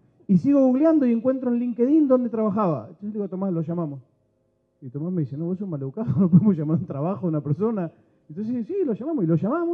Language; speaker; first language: Spanish; native; Spanish